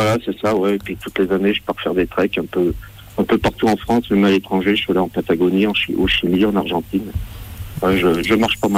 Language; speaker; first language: French; native; French